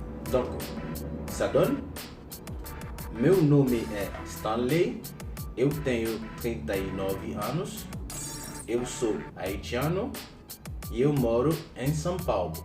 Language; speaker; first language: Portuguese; non-native, fluent; Haitian Creole